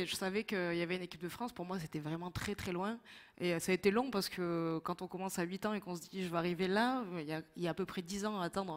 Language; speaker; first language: French; native; French